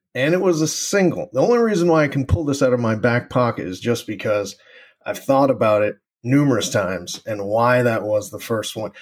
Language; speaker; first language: English; native; English